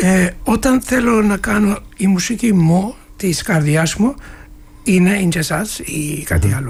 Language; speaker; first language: Greek; non-native, learner; Turkish